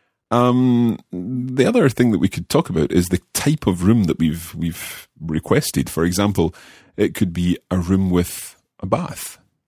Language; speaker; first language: English; native; English